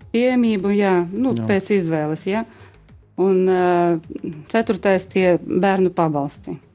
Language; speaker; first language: Latvian; non-native, local second language; Russian